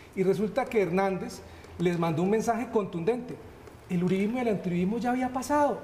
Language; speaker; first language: Spanish; native; Spanish